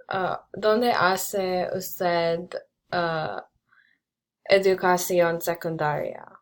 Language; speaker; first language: Spanish; non-native, learner; English